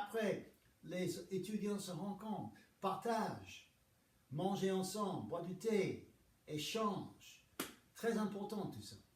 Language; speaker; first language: French; non-native, fluent; English